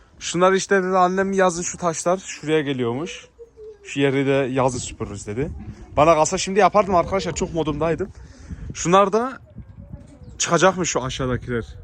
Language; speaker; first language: Turkish; early bilingual, heritage; Turkish